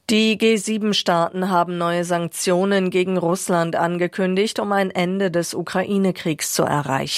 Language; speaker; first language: German; native; German